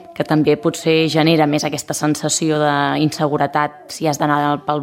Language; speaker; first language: Catalan; native; Catalan